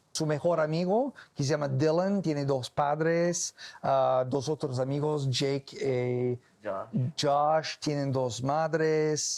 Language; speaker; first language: Spanish; non-native, learner; English